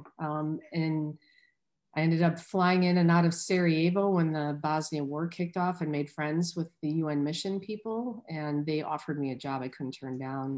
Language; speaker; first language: English; native; English